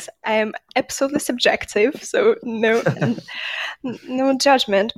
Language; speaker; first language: English; non-native, fluent; Russian